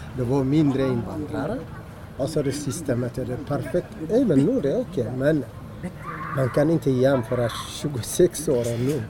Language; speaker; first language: Swedish; non-native, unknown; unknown